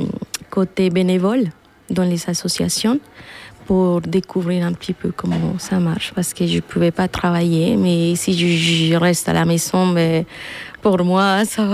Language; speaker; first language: French; non-native, fluent; Spanish